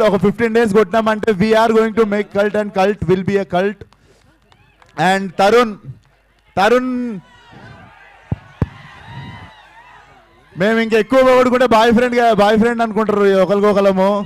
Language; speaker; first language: Telugu; native; Telugu